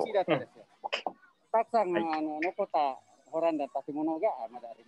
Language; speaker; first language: Japanese; non-native, learner; Indonesian